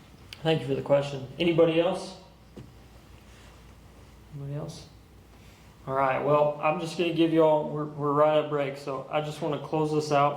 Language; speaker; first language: English; native; English